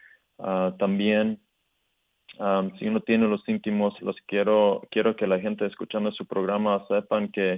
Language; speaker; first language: Spanish; early bilingual, heritage; Spanish